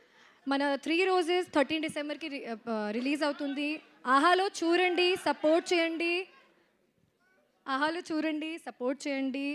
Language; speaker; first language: Telugu; non-native, learner; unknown